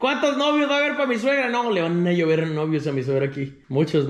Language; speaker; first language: Spanish; native; Spanish